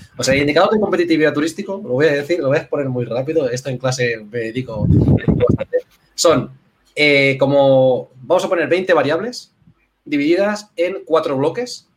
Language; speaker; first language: Spanish; native; Spanish